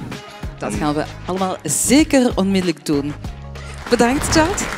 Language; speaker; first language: Dutch; non-native, fluent; French